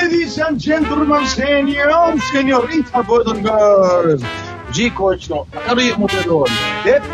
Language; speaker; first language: Japanese; native; Japanese